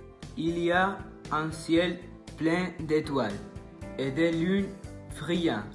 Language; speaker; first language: French; non-native, learner; Spanish